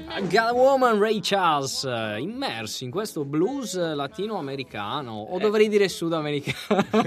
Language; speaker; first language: Italian; native; Italian